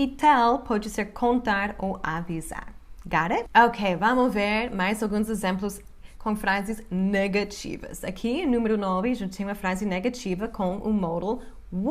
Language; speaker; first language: Portuguese; non-native, fluent; English